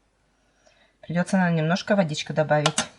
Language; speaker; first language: Russian; native; Russian